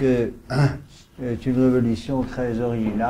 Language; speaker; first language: French; native; French